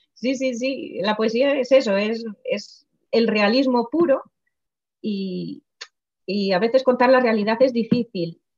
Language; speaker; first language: Spanish; non-native, local second language; Galician